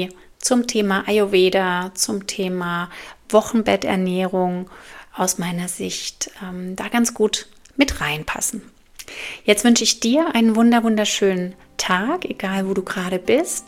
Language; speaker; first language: German; native; German